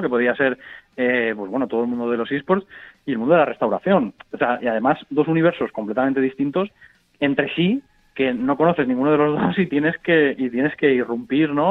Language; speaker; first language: Spanish; native; Spanish